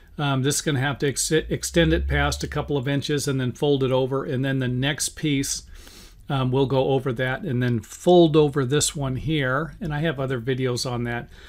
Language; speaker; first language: English; native; English